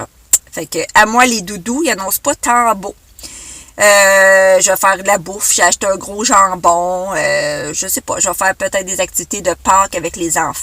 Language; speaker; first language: French; native; French